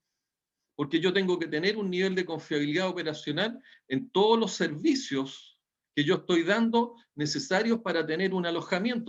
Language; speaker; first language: Spanish; native; Spanish